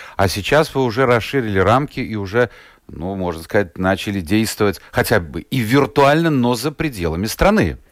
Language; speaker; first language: Russian; native; Russian